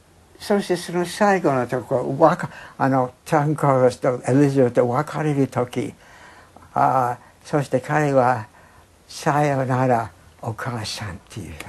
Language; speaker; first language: Japanese; non-native, fluent; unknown